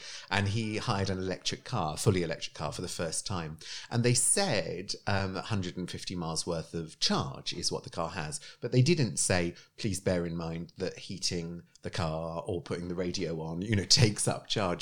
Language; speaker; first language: English; native; English